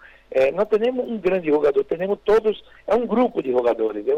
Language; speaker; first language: Spanish; non-native, fluent; Portuguese